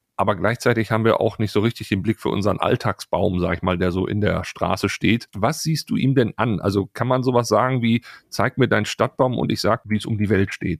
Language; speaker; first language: German; native; German